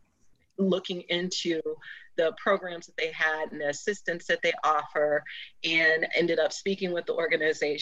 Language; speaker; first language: English; native; English